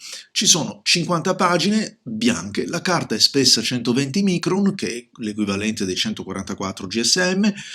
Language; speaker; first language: Italian; native; Italian